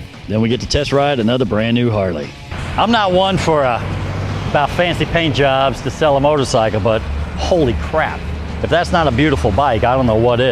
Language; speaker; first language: English; native; English